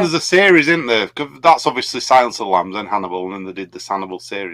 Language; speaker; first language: English; native; English